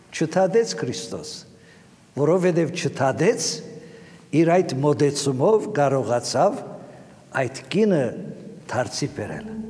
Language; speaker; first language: Armenian; native; Armenian